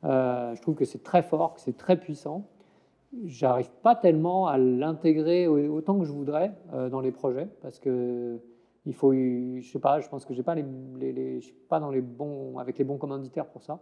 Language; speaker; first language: French; native; French